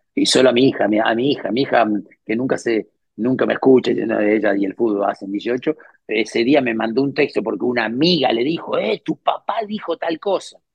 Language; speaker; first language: Spanish; native; Spanish